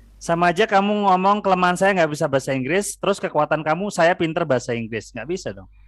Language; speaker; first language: Indonesian; native; Indonesian